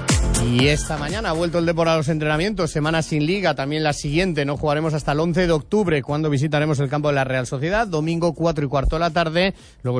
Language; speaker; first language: Spanish; native; Spanish